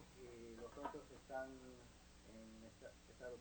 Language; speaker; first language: Spanish; non-native, fluent; English